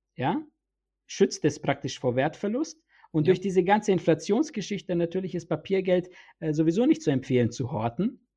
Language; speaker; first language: German; early bilingual, other home language; Bosnian